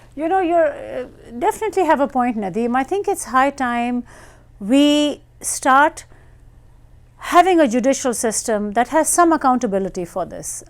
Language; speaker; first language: English; non-native, local second language; Urdu